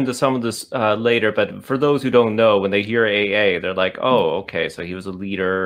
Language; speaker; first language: English; native; English